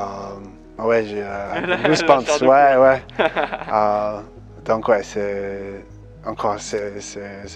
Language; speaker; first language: French; early bilingual, heritage; English